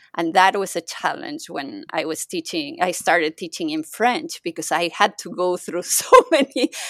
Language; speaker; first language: English; non-native, fluent; Spanish